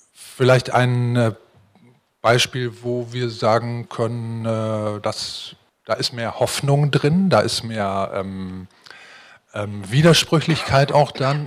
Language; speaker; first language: German; native; German